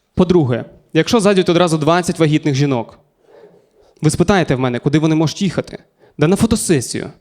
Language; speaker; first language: Ukrainian; native; Ukrainian